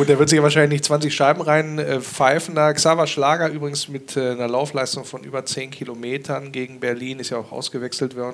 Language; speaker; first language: German; native; German